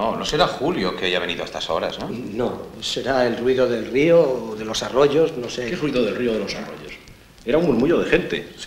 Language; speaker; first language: Spanish; native; Spanish